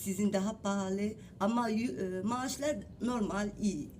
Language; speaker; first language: Turkish; non-native, learner; Arabic